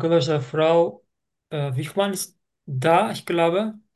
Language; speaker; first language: German; non-native, learner; Turkish